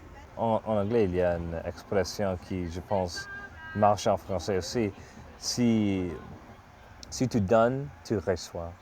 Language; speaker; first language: French; non-native, learner; English